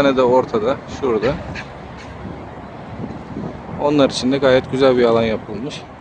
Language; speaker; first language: Turkish; native; Turkish